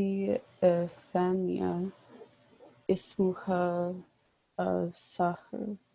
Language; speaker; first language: Arabic; non-native, learner; English